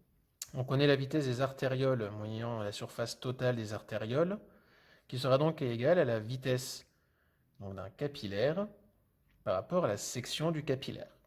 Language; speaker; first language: French; native; French